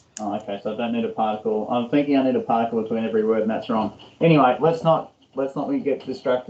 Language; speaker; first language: English; non-native, learner; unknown